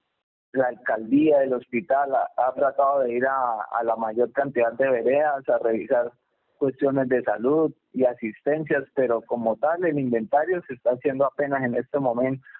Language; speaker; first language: Spanish; native; Spanish